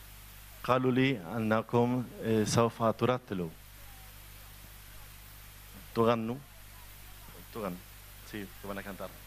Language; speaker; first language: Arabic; non-native, fluent; Spanish